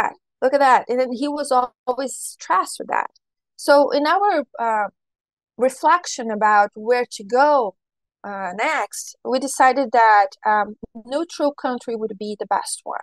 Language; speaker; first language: English; non-native, fluent; Portuguese